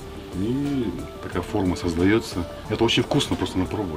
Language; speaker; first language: Russian; non-native, local second language; Kyrgyz